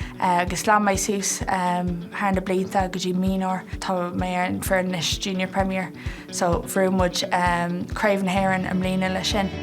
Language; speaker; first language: Irish; non-native, local second language; English